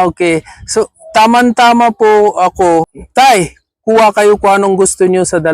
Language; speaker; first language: Filipino; non-native, fluent; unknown